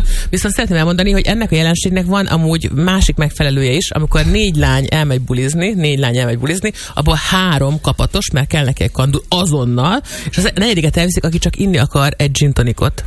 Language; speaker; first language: Hungarian; native; Hungarian